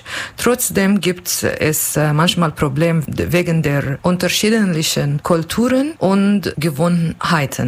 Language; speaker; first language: German; non-native, learner; Kurdish